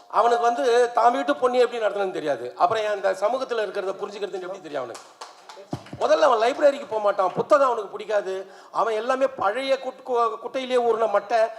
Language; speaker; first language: Tamil; native; Tamil